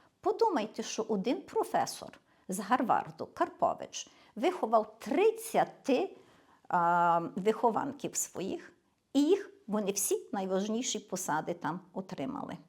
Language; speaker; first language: Ukrainian; early bilingual, heritage; Ukrainian